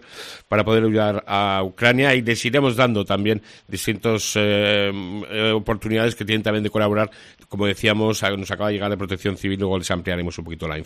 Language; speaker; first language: Spanish; native; Spanish